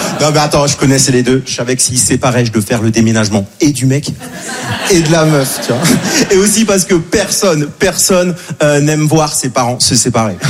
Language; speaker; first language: French; native; French